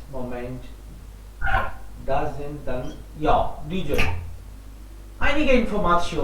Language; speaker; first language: German; non-native, fluent; Hindi